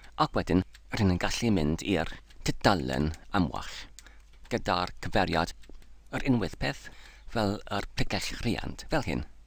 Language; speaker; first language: Welsh; non-native, learner; English